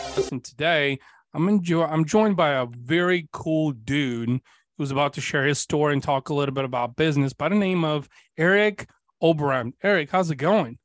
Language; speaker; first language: English; early bilingual, other home language; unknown